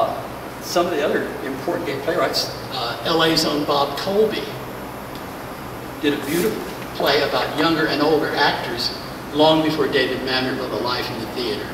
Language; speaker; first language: English; native; English